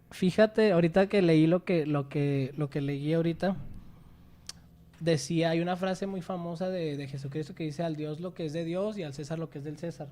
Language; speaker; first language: Spanish; native; Spanish